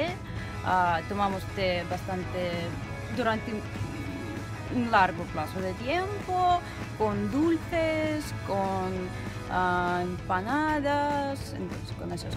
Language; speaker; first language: Spanish; non-native, fluent; Russian